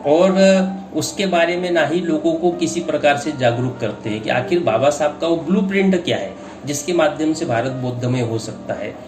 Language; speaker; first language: Hindi; non-native, local second language; Marathi